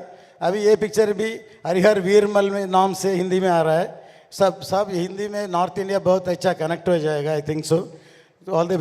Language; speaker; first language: Hindi; non-native, local second language; Telugu